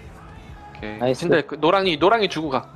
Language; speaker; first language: Korean; native; Korean